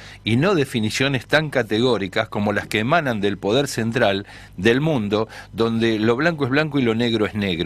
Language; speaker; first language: Spanish; native; Spanish